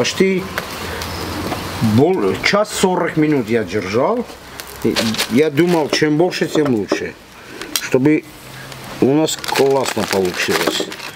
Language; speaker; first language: Russian; non-native, fluent; Armenian